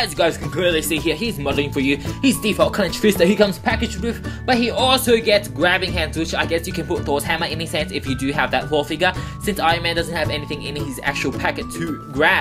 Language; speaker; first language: English; native; English